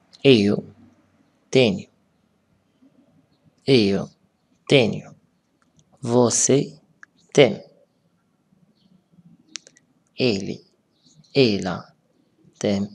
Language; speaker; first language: Portuguese; non-native, fluent; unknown